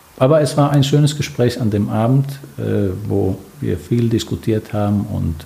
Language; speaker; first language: German; non-native, fluent; Finnish